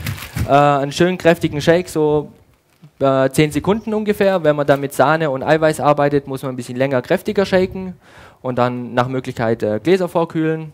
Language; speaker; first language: German; native; German